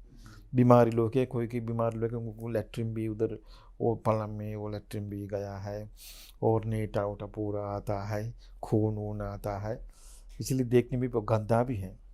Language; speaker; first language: Hindi; non-native, fluent; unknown